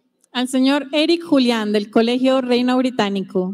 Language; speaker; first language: Spanish; native; Spanish